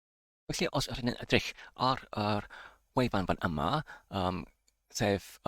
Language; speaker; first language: Welsh; non-native, learner; Polish